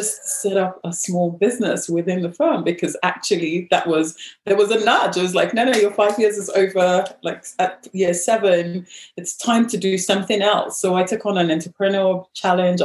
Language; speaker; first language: English; non-native, local second language; Igbo